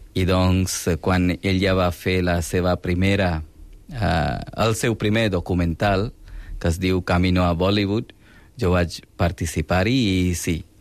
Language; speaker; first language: Catalan; non-native, fluent; Hindi